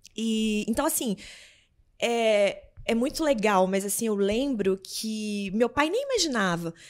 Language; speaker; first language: Portuguese; native; Portuguese